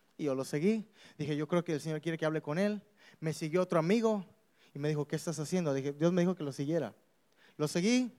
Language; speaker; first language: Spanish; early bilingual, heritage; Spanish